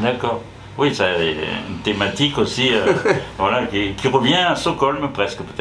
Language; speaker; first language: French; native; French